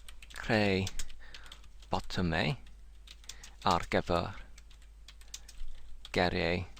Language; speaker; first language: Welsh; non-native, learner; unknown